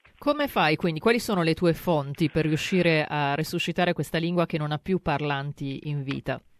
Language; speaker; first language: Italian; native; Italian